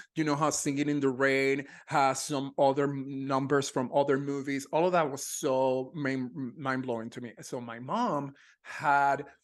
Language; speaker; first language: English; non-native, fluent; Spanish